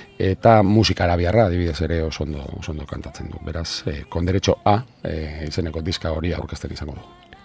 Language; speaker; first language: Basque; native; Basque